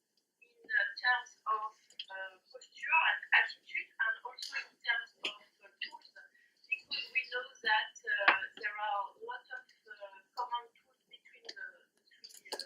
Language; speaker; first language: English; non-native, fluent; French